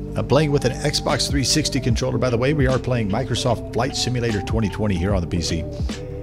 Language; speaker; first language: English; native; English